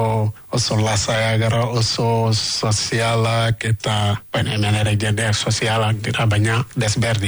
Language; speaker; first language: Basque; non-native, learner; Wolof